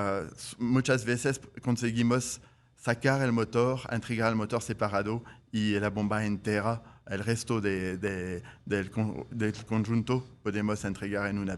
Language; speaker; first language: Spanish; non-native, fluent; French